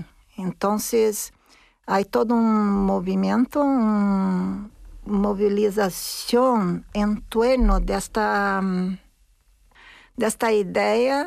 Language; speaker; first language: Spanish; non-native, fluent; Portuguese